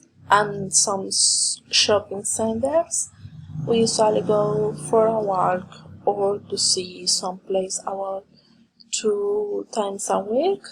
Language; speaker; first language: English; non-native, learner; Spanish